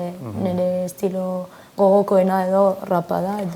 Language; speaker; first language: Basque; non-native, local second language; Spanish